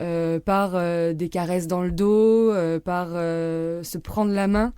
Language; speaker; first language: French; native; French